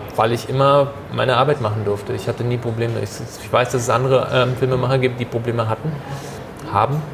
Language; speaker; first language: German; early bilingual, other home language; Turkish